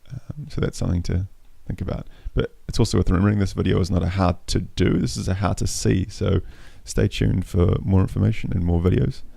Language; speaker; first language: English; native; English